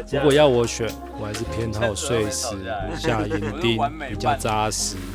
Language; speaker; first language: Chinese; native; Chinese